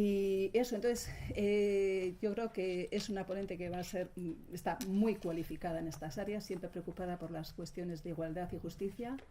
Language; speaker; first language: Spanish; native; Spanish